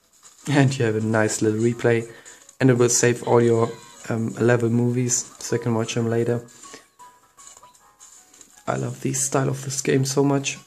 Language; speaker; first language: English; non-native, fluent; German